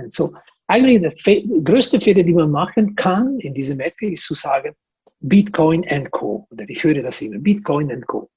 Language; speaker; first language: German; non-native, local second language; Italian